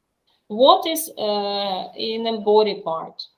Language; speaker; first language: English; non-native, fluent; Russian